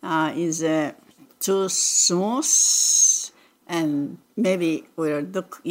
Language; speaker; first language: English; non-native, learner; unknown